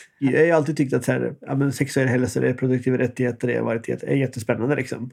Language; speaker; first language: Swedish; non-native, fluent; Norwegian